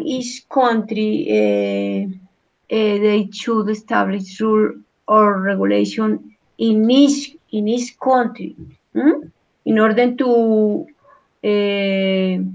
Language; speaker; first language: English; non-native, learner; Spanish